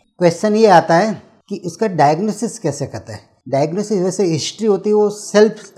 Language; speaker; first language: Hindi; non-native, local second language; Gujarati